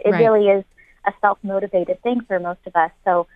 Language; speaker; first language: English; native; English